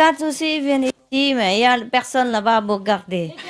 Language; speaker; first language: French; non-native, learner; Vietnamese